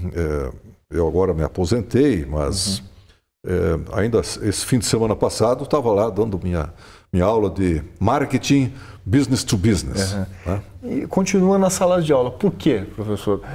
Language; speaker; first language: Portuguese; non-native, local second language; German